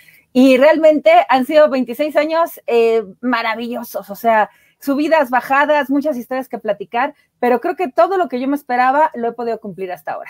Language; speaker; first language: Spanish; native; Spanish